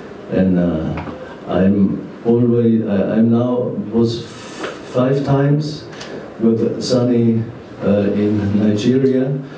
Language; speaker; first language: English; non-native, fluent; German